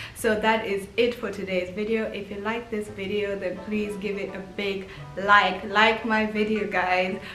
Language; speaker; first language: English; early bilingual, heritage; English